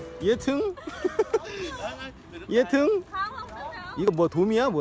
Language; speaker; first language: Korean; native; Korean